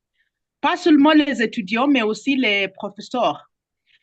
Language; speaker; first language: French; non-native, fluent; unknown